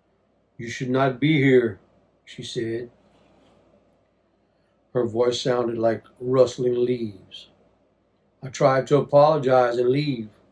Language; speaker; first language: English; native; English